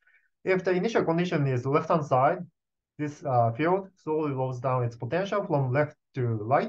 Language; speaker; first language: English; non-native, fluent; Japanese